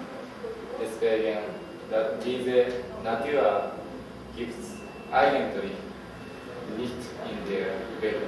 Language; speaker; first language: German; non-native, learner; Japanese